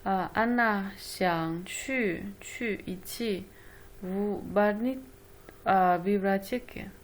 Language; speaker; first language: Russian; non-native, learner; Chinese